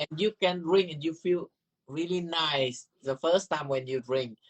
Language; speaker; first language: English; non-native, learner; Vietnamese